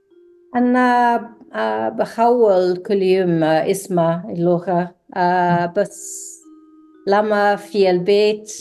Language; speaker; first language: Arabic; non-native, learner; English